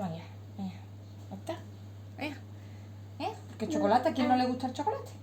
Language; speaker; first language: Spanish; native; Spanish